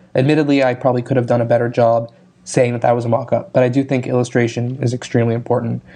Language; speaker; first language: English; native; English